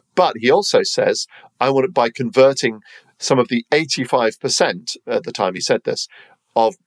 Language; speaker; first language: English; native; English